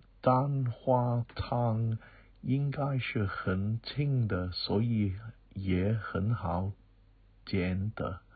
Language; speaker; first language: Chinese; non-native, fluent; English